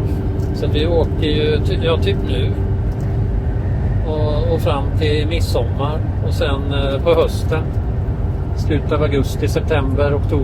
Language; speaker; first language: Swedish; native; Swedish